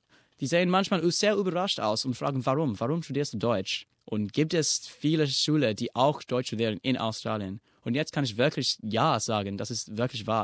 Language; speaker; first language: German; non-native, fluent; English